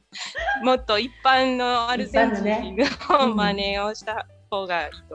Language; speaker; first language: Japanese; non-native, fluent; Spanish